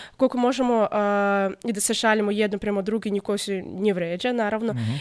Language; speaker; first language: Serbian; non-native, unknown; Russian